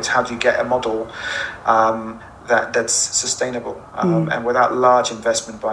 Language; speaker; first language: English; non-native, local second language; Akan